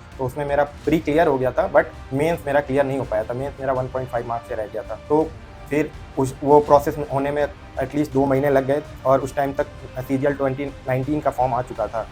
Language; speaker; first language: Hindi; native; Hindi